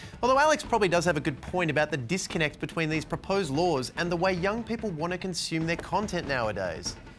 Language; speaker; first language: English; native; English